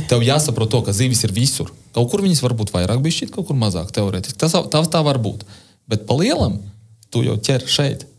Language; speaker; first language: Latvian; non-native, local second language; Russian